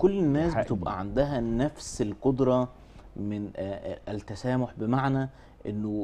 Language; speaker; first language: Arabic; native; Arabic